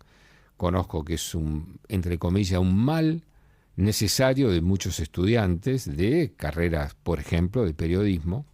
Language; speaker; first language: Spanish; native; Spanish